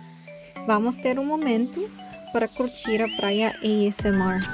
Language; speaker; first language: Portuguese; non-native, fluent; Korean